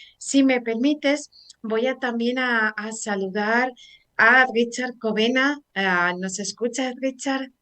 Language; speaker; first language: Spanish; native; Spanish